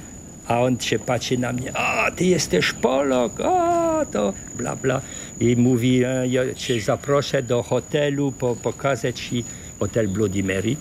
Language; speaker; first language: Polish; early bilingual, heritage; French